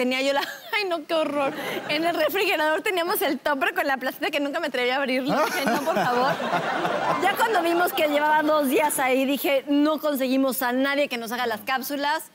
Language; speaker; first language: Spanish; native; Spanish